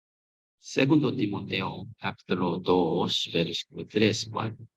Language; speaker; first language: Spanish; non-native, learner; Korean